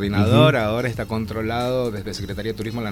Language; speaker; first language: Spanish; native; Spanish